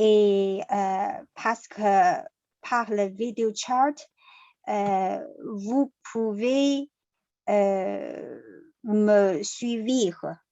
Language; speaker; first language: French; non-native, learner; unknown